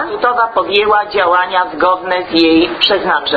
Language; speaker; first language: Polish; native; Polish